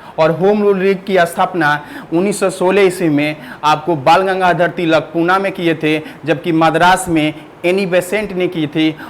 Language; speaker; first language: Hindi; native; Hindi